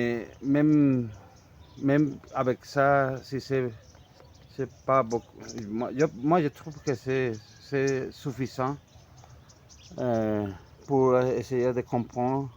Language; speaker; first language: French; non-native, fluent; Spanish